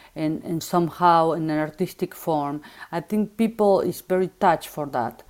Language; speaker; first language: English; non-native, learner; Spanish